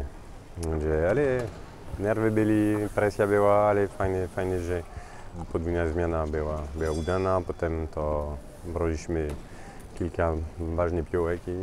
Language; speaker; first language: Polish; non-native, fluent; French